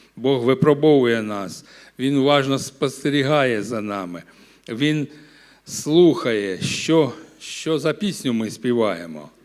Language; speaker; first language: Ukrainian; non-native, local second language; Russian